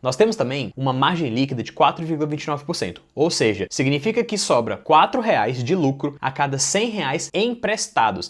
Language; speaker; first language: Portuguese; native; Portuguese